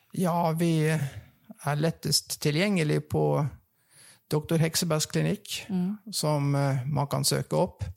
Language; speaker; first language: Norwegian; native; Norwegian